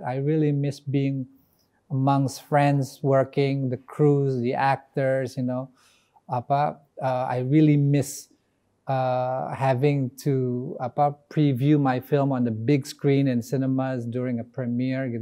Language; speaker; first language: English; early bilingual, other home language; Indonesian